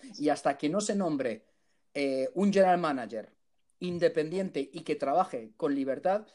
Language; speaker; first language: Spanish; early bilingual, heritage; Spanish